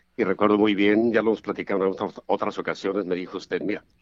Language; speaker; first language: Spanish; native; Spanish